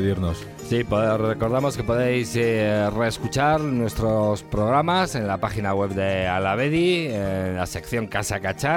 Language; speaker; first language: Spanish; native; Spanish